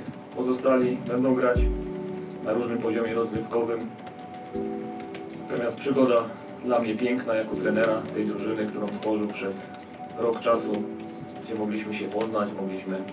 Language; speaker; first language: Polish; native; Polish